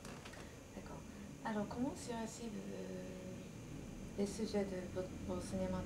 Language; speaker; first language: French; non-native, learner; Japanese